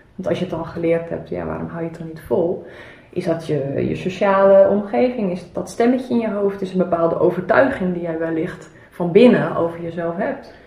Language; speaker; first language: Dutch; early bilingual, other home language; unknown